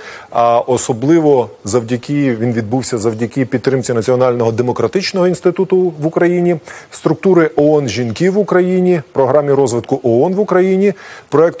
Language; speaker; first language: Ukrainian; native; Ukrainian